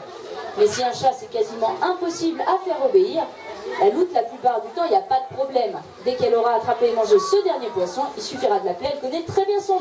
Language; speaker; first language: French; native; French